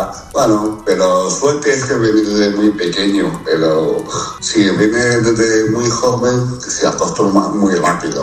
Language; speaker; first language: Spanish; non-native, fluent; Chinese